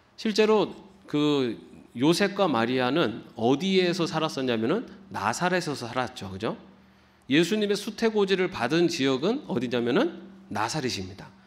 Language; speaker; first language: Korean; native; Korean